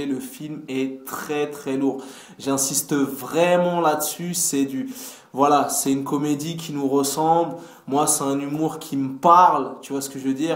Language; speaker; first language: French; native; French